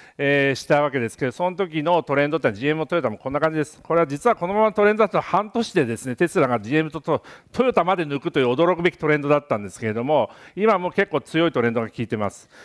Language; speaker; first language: Japanese; native; Japanese